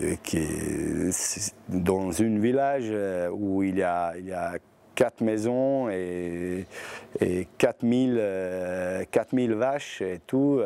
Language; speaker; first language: French; non-native, learner; Bosnian